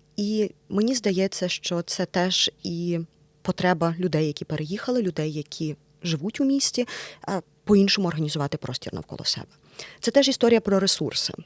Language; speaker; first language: Ukrainian; native; Ukrainian